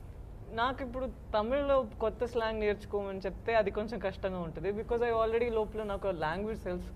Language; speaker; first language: Telugu; non-native, local second language; Badaga